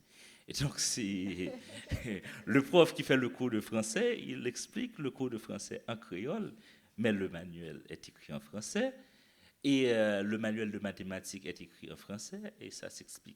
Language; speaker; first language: French; non-native, local second language; Haitian Creole